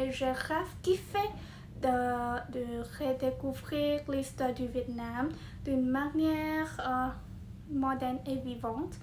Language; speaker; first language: French; non-native, fluent; Vietnamese